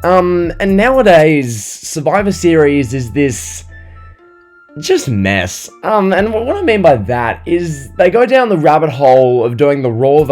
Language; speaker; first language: English; native; English